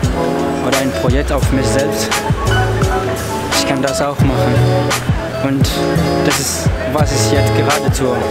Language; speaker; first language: German; non-native, learner; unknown